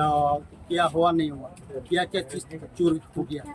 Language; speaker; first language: Hindi; non-native, local second language; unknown